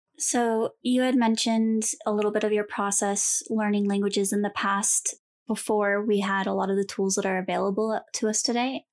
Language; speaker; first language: English; native; English